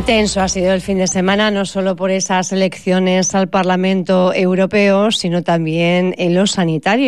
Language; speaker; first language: Spanish; native; Spanish